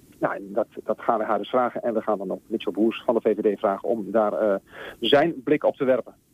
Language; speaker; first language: Dutch; native; Dutch